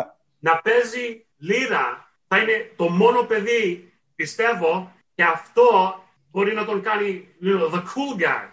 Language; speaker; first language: Greek; early bilingual, heritage; Greek